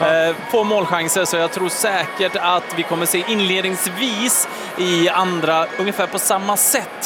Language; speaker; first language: Swedish; native; Swedish